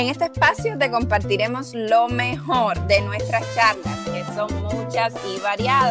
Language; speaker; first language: Spanish; native; Spanish